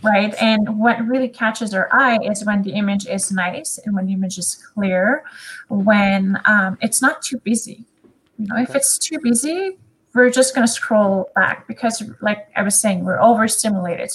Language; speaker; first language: English; non-native, fluent; French